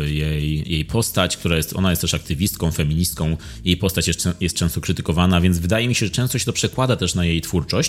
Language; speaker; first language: Polish; native; Polish